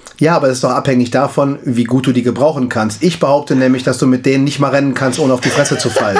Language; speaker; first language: German; native; German